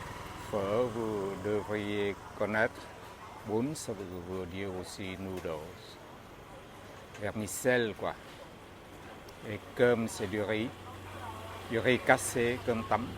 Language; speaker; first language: French; non-native, fluent; Vietnamese